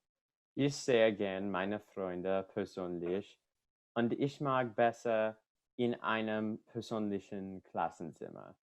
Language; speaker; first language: German; non-native, learner; English